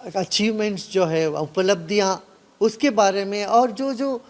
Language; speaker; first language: Hindi; non-native, local second language; Kannada